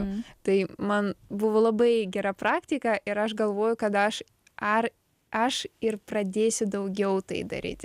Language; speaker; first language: Lithuanian; non-native, learner; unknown